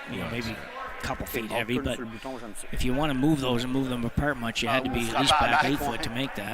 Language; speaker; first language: English; native; English